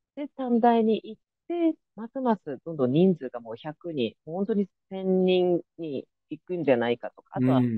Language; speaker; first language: Japanese; native; Japanese